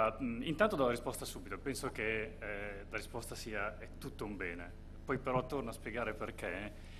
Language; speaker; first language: Italian; native; Italian